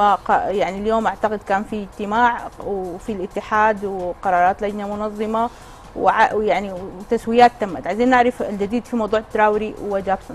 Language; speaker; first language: Arabic; native; Arabic